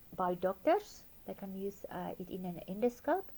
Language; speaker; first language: English; non-native, local second language; Afrikaans